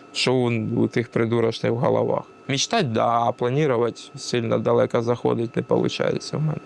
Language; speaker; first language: Ukrainian; non-native, local second language; Russian